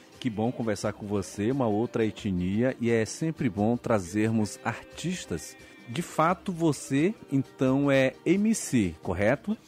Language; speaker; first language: Portuguese; native; Portuguese